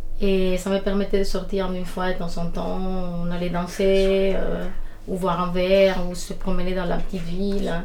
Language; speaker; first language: French; non-native, fluent; Spanish